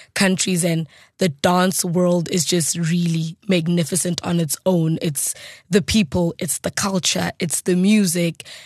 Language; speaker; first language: English; non-native, local second language; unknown